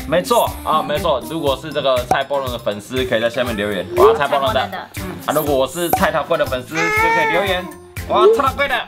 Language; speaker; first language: Chinese; native; Chinese